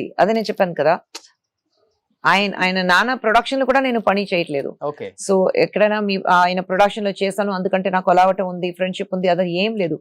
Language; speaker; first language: Telugu; non-native, fluent; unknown